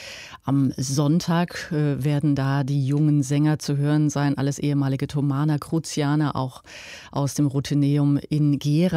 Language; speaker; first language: German; native; German